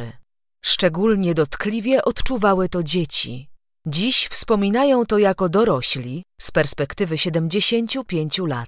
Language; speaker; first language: Polish; native; Polish